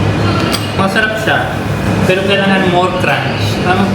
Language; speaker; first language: Filipino; non-native, learner; Punjabi